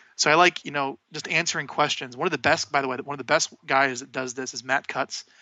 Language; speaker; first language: English; native; English